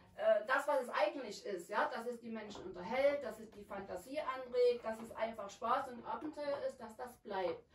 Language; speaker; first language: German; native; German